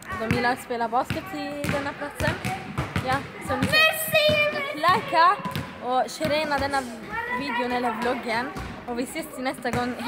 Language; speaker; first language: Swedish; early bilingual, other home language; Arabic